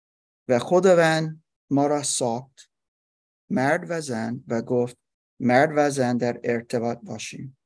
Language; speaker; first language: Persian; non-native, learner; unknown